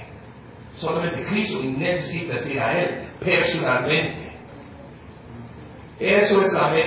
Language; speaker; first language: Spanish; non-native, fluent; English